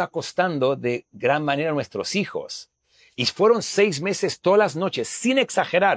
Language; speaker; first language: Spanish; non-native, fluent; English